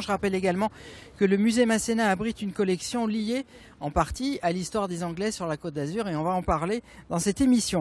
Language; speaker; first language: French; native; French